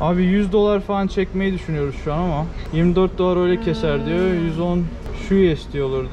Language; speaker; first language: Turkish; native; Turkish